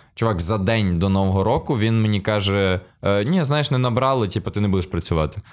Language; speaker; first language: Ukrainian; native; Ukrainian